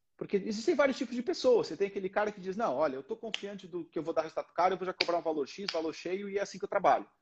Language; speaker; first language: Portuguese; native; Portuguese